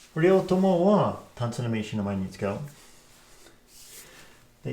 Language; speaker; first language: Japanese; non-native, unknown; English